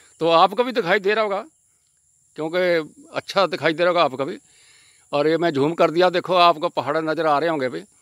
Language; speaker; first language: Hindi; non-native, local second language; Punjabi